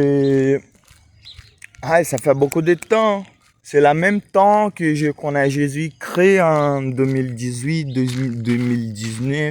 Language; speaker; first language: French; non-native, learner; Portuguese